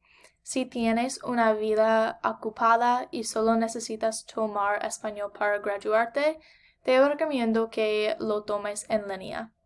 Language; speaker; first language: Spanish; non-native, learner; English